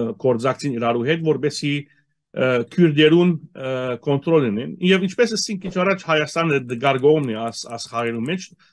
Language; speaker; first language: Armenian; early bilingual, heritage; Armenian